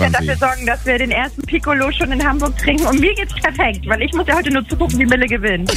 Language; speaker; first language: German; native; German